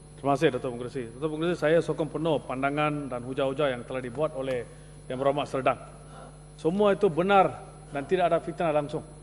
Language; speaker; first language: Malay; non-native, local second language; Tamil